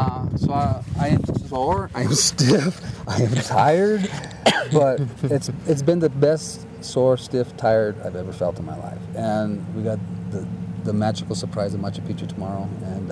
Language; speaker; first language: English; native; English